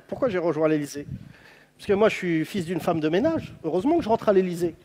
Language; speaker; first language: French; native; French